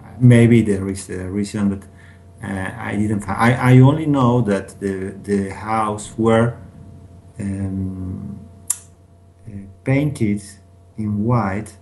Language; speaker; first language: English; non-native, learner; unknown